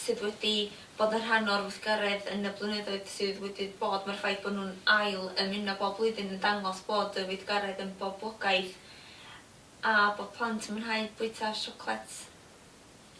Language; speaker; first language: Welsh; native; Welsh